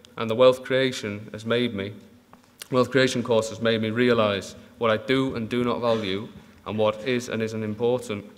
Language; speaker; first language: English; native; English